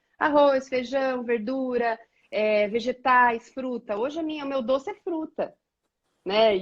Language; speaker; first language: Portuguese; native; Portuguese